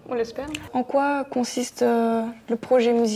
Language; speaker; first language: French; native; French